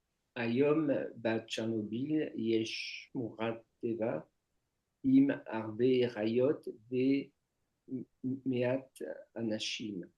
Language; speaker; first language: Hebrew; non-native, learner; French